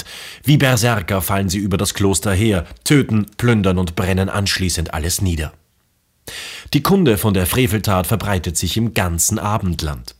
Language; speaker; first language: German; native; German